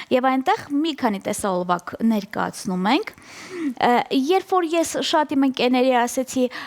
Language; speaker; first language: Armenian; native; Armenian